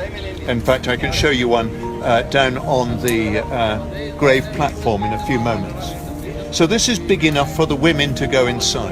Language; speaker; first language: English; native; English